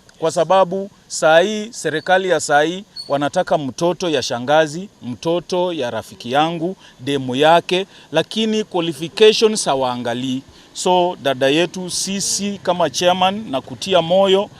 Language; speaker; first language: Swahili; non-native, local second language; Luyia